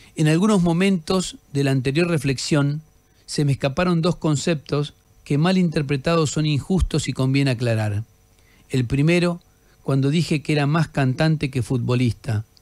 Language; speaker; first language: Spanish; native; Spanish